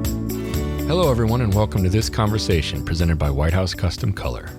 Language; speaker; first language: English; native; English